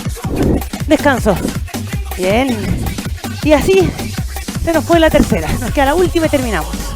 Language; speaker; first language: Spanish; native; Spanish